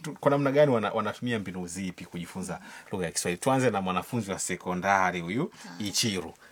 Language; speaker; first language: Swahili; native; Swahili